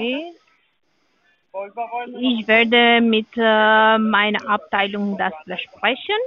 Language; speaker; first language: German; non-native, learner; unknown